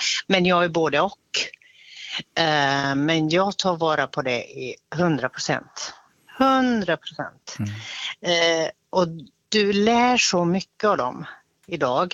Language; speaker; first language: Swedish; native; Swedish